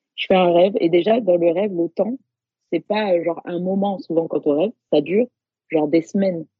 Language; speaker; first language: French; native; French